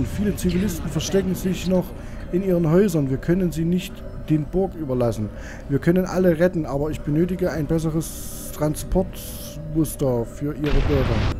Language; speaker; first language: German; native; German